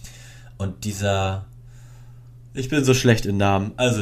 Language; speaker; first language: German; native; German